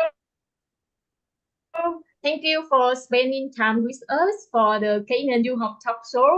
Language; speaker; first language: English; non-native, learner; Vietnamese